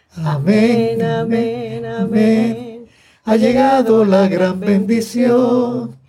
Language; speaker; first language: Spanish; native; Spanish